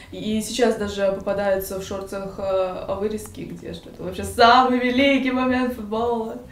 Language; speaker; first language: Russian; native; Russian